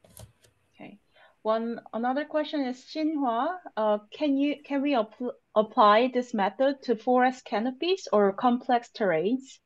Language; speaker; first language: English; non-native, fluent; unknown